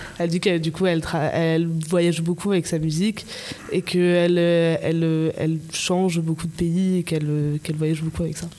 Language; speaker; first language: French; native; French